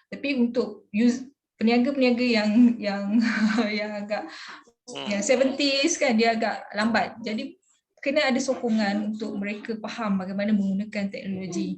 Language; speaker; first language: Malay; native; Malay